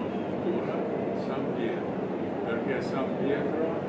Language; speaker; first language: Italian; non-native, learner; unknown